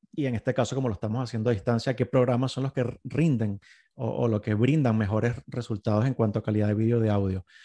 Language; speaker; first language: Spanish; native; Spanish